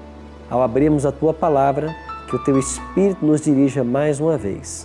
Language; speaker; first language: Portuguese; native; Portuguese